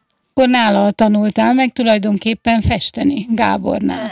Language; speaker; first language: Hungarian; native; Hungarian